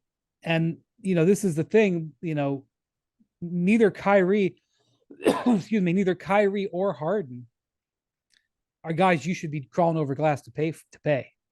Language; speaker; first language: English; native; English